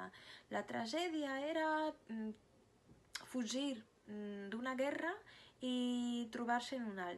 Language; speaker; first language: Catalan; non-native, fluent; Russian